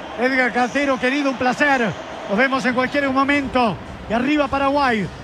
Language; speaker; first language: Spanish; native; Spanish